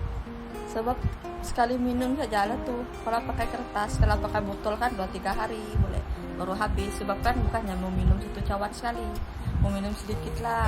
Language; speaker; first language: Malay; native; Malay